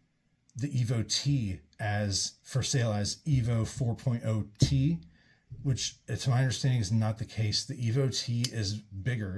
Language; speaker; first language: English; native; English